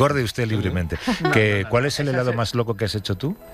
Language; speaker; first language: Spanish; native; Spanish